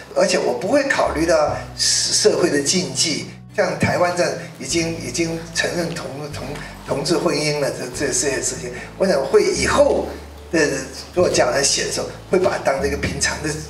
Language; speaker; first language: Chinese; native; Chinese